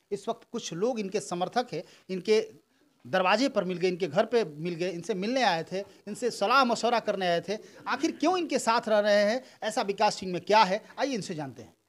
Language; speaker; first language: Hindi; native; Hindi